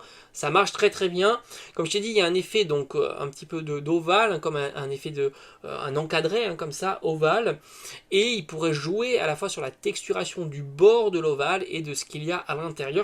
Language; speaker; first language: French; native; French